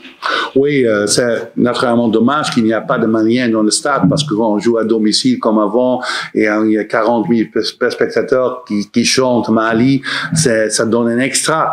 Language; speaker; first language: French; non-native, learner; Dutch